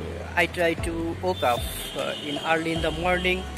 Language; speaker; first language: English; non-native, learner; Bangla